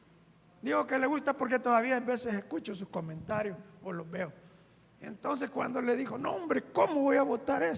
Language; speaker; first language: Spanish; native; Spanish